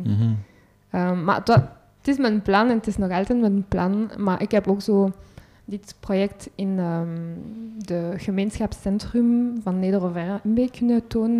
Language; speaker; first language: Dutch; non-native, local second language; French